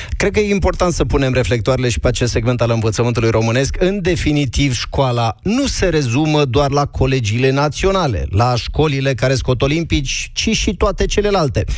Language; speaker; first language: Romanian; native; Romanian